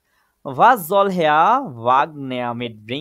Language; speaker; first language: German; non-native, fluent; Bangla